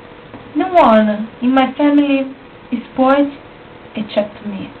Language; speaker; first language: English; non-native, learner; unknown